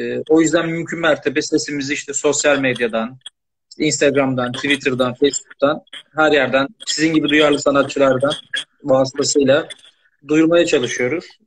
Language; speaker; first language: Turkish; native; Turkish